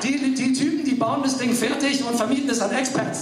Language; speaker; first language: German; early bilingual, other home language; English